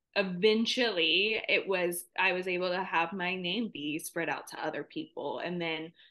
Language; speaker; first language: English; native; English